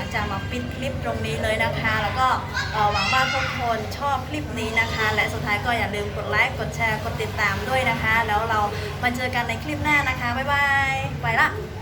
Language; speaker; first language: Thai; non-native, fluent; Khmer